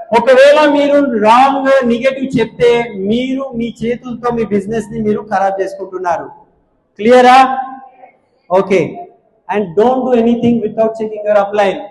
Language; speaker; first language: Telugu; non-native, local second language; Hindi